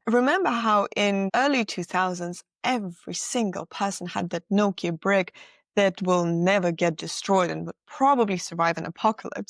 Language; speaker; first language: English; non-native, fluent; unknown